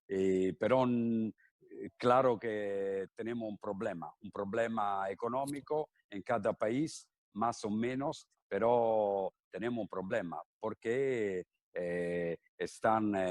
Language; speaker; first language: Spanish; non-native, fluent; Italian